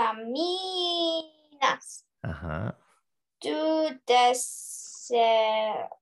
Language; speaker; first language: Spanish; non-native, learner; English